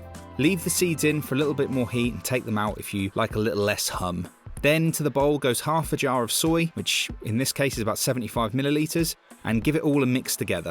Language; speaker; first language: English; native; English